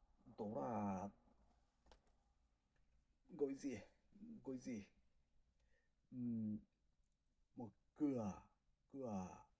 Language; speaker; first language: Vietnamese; non-native, learner; Japanese